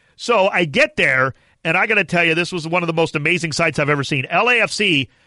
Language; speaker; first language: English; native; English